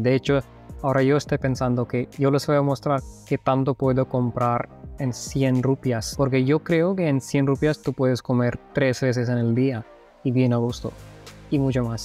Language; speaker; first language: Spanish; non-native, fluent; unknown